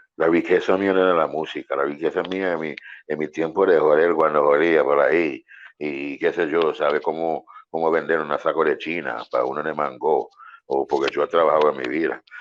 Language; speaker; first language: Spanish; non-native, fluent; English